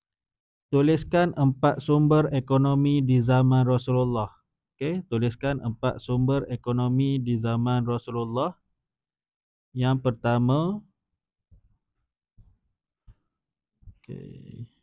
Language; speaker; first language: Malay; native; Malay